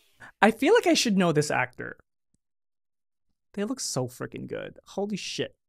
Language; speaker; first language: English; native; English